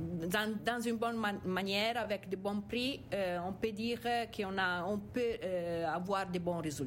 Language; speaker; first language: French; non-native, fluent; Italian